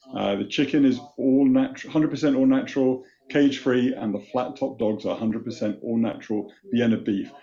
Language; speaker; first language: English; native; English